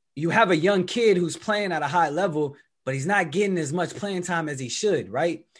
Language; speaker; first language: English; native; English